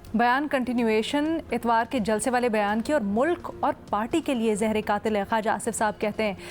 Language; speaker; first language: Urdu; native; Urdu